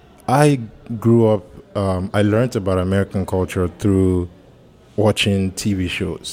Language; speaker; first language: English; non-native, local second language; Yoruba